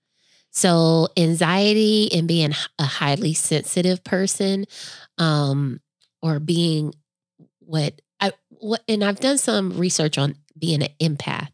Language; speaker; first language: English; native; English